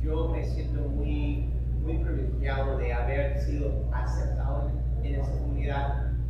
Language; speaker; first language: Spanish; non-native, fluent; English